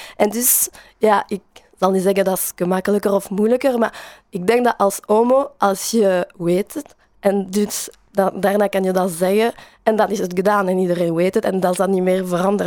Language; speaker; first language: Dutch; non-native, learner; French